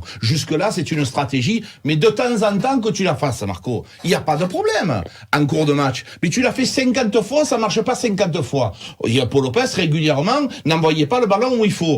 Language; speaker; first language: French; native; French